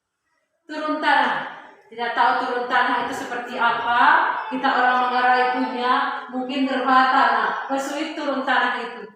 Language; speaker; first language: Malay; non-native, local second language; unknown